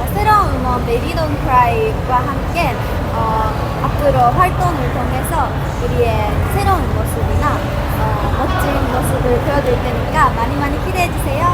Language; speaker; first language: Korean; non-native, learner; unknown